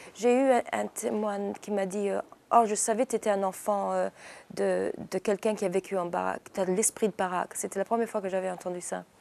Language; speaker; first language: French; early bilingual, heritage; English